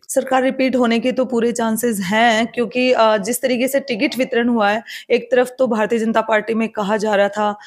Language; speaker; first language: Hindi; native; Hindi